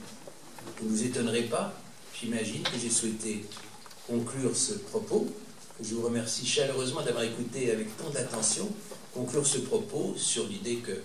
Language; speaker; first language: French; native; French